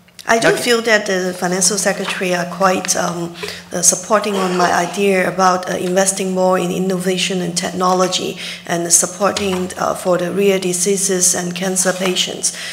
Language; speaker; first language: English; non-native, local second language; Cantonese